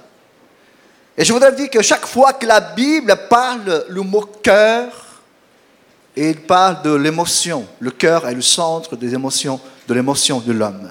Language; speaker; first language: French; non-native, fluent; Portuguese